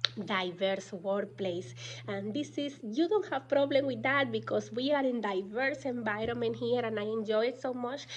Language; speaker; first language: English; non-native, fluent; Spanish